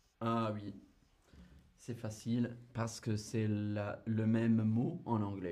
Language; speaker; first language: French; non-native, learner; English